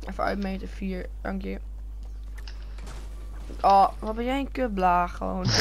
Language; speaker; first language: Dutch; native; Dutch